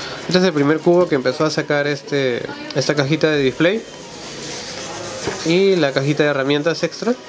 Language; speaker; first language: Spanish; native; Spanish